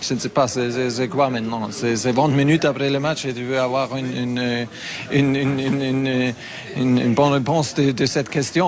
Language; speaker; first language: French; non-native, fluent; German